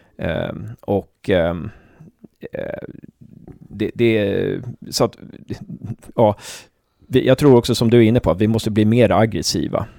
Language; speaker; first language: Swedish; native; Swedish